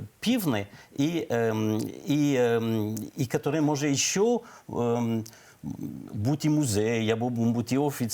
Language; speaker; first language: Ukrainian; non-native, learner; French